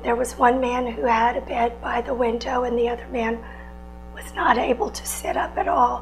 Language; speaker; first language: English; native; English